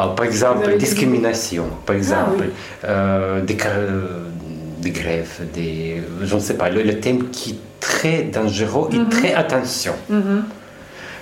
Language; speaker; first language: French; non-native, learner; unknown